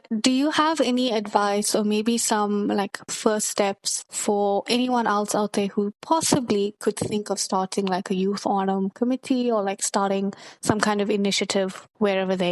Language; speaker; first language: English; early bilingual, other home language; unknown